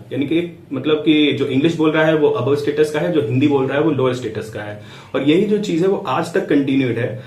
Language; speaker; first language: Hindi; native; Hindi